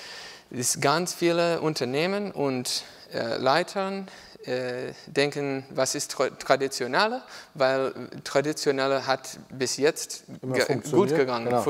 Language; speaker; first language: German; non-native, learner; English